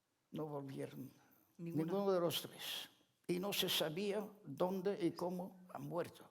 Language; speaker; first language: Spanish; non-native, fluent; Ladino